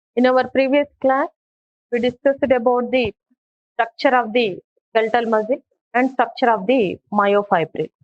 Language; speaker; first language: English; non-native, local second language; Telugu